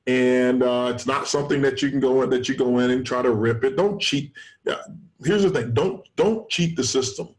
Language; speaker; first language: English; native; English